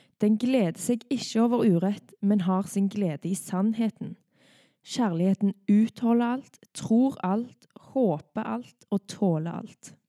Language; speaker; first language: Norwegian; native; Norwegian